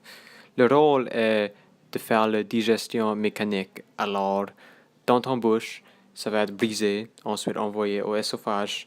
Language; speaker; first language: French; non-native, local second language; English